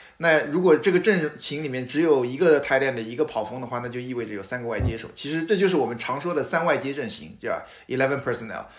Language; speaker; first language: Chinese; native; Chinese